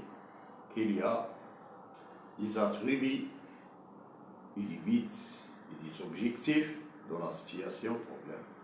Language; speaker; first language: French; non-native, local second language; Arabic